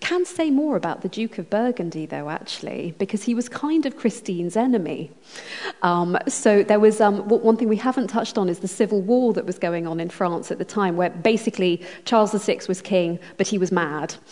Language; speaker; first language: English; native; English